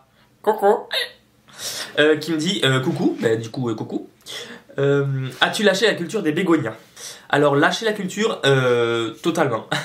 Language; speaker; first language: French; native; French